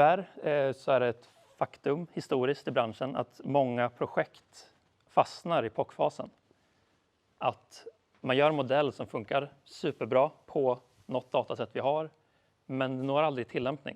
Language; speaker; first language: Swedish; native; Swedish